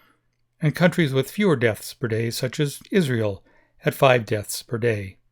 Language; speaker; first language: English; native; English